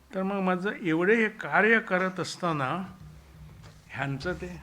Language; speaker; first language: Marathi; non-native, local second language; Konkani